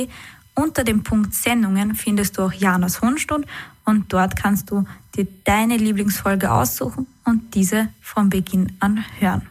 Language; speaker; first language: German; native; German